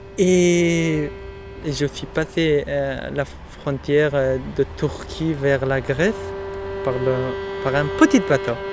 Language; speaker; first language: French; non-native, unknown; Persian